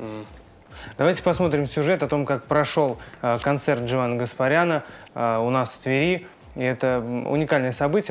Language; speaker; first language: Russian; native; Russian